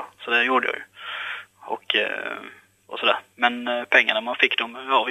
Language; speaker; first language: Swedish; native; Swedish